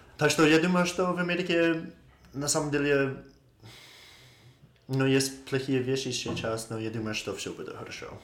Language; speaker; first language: Russian; non-native, learner; English